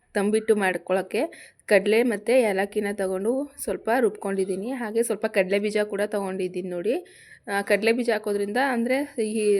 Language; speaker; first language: Kannada; non-native, local second language; Lambadi